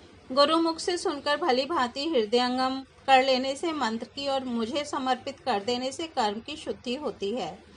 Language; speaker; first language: Hindi; native; Hindi